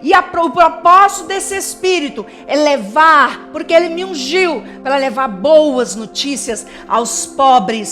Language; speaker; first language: Portuguese; native; Portuguese